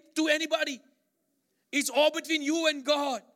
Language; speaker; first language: English; non-native, local second language; Malayalam